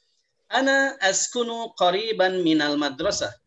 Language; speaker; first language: Arabic; non-native, fluent; Indonesian